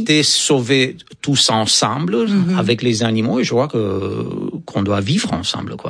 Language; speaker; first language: French; non-native, fluent; Romanian